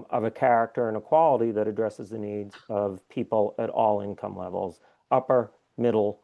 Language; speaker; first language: English; native; English